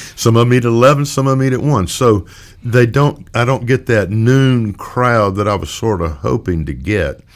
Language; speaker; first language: English; native; English